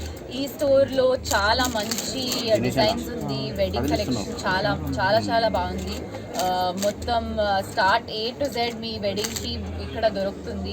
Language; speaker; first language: Telugu; non-native, learner; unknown